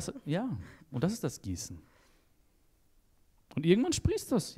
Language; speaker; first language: German; native; German